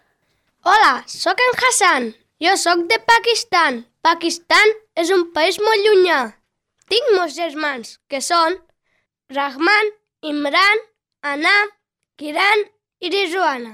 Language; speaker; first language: Catalan; early bilingual, other home language; Punjabi